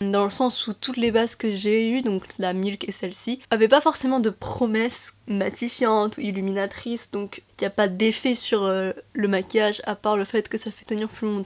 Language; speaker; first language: French; native; French